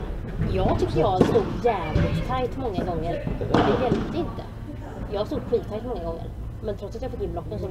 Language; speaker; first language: Swedish; native; Swedish